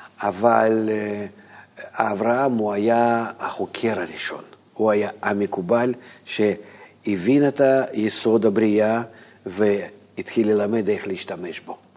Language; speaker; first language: Hebrew; non-native, fluent; Russian